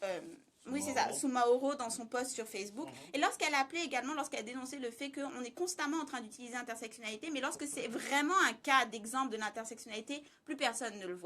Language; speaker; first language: French; native; French